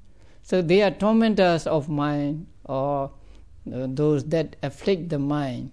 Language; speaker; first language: English; non-native, fluent; Burmese